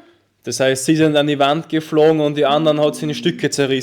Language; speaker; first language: German; native; German